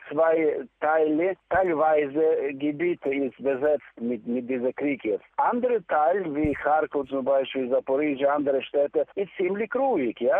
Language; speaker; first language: German; non-native, fluent; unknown